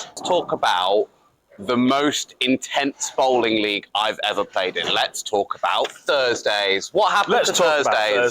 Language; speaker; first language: English; native; English